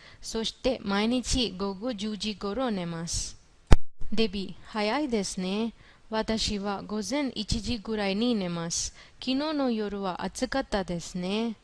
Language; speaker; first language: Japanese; non-native, fluent; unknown